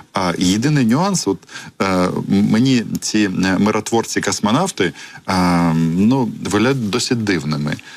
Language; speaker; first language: Ukrainian; native; Ukrainian